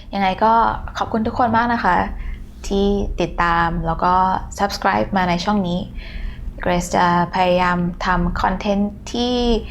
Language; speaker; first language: Thai; native; Thai